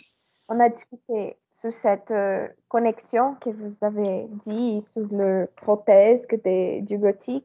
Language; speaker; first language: French; non-native, learner; Portuguese